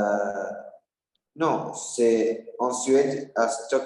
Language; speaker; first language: French; non-native, learner; Spanish